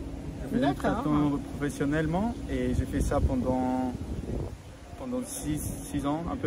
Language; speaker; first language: French; non-native, fluent; Spanish